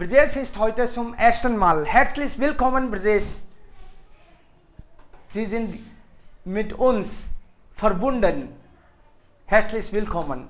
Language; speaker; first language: German; non-native, learner; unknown